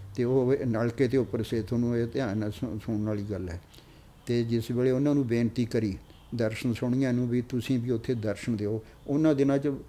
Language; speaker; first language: Punjabi; native; Punjabi